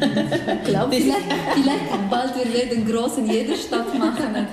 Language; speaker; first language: German; non-native, fluent; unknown